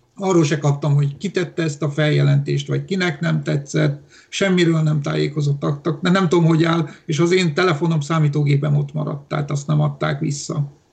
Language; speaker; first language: Hungarian; non-native, local second language; Romanian